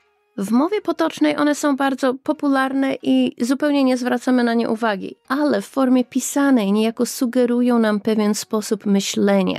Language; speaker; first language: Polish; native; Polish